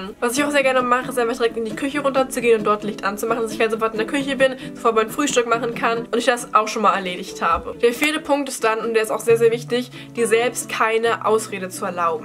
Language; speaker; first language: German; native; German